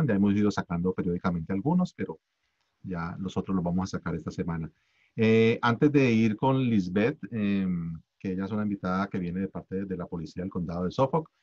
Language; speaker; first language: Spanish; native; Spanish